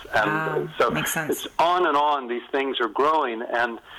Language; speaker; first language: English; native; English